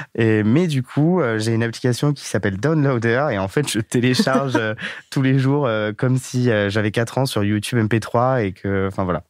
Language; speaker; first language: French; native; French